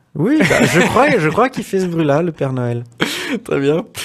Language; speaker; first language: French; native; French